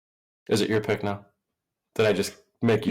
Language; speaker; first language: English; native; English